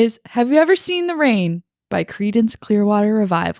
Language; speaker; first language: English; native; English